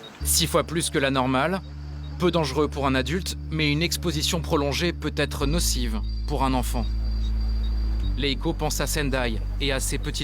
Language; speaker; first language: French; native; French